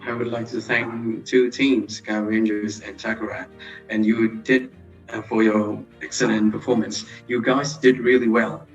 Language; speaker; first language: English; non-native, fluent; Vietnamese